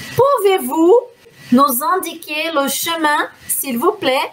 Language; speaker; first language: French; non-native, fluent; Portuguese